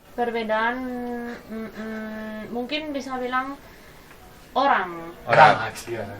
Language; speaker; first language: Indonesian; non-native, fluent; Spanish